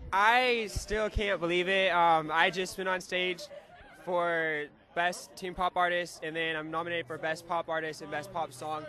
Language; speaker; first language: English; native; English